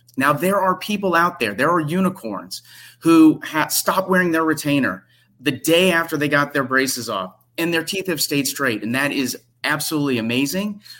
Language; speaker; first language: English; native; English